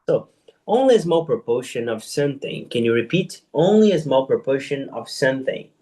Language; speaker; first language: English; non-native, fluent; Portuguese